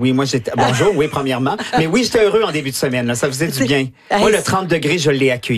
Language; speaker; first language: French; native; French